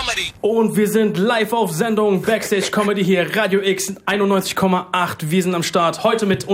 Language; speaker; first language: German; native; German